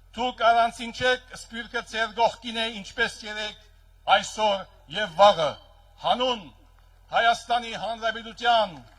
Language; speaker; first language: Armenian; early bilingual, heritage; Armenian